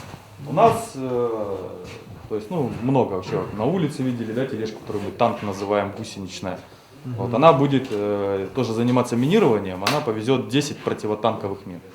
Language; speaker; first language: Russian; native; Russian